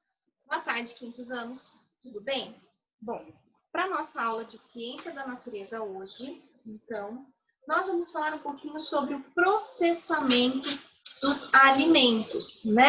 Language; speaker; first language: Portuguese; native; Portuguese